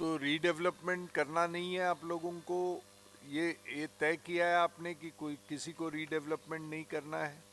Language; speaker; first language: Hindi; non-native, local second language; Marathi